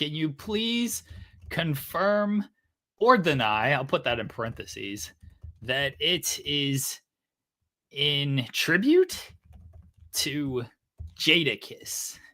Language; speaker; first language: English; native; English